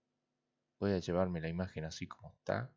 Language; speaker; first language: Spanish; native; Spanish